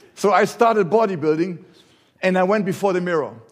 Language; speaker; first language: English; non-native, fluent; German